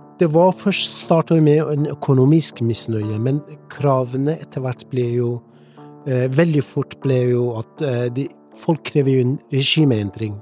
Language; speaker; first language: Norwegian; early bilingual, other home language; Persian